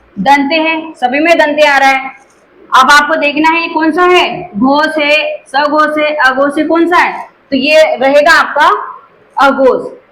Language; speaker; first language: Hindi; native; Hindi